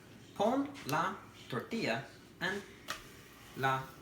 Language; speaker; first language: Spanish; non-native, learner; English